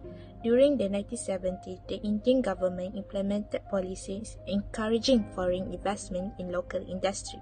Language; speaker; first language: English; non-native, local second language; Malay